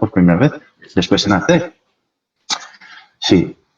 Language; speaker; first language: Spanish; non-native, fluent; Korean